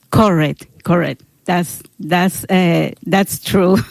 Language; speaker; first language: English; non-native, learner; Spanish